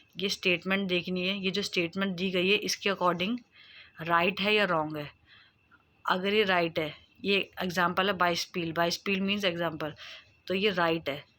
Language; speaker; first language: Hindi; native; Hindi